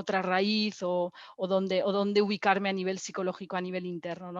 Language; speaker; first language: Spanish; native; Spanish